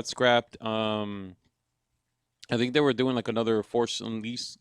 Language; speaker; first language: English; native; English